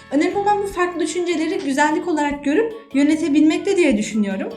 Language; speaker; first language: Turkish; native; Turkish